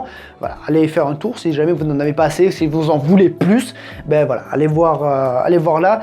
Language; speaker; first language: French; native; French